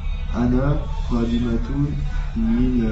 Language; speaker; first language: Arabic; non-native, learner; French